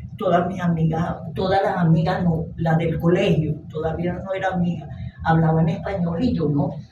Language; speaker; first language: Spanish; early bilingual, other home language; Hebrew